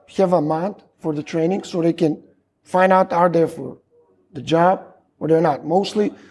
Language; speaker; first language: English; non-native, fluent; Macedonian